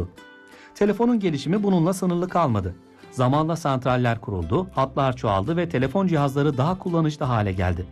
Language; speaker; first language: Turkish; native; Turkish